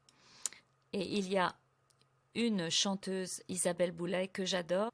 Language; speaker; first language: French; native; French